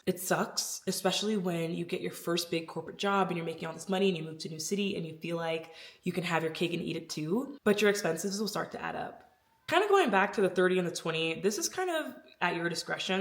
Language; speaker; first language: English; native; English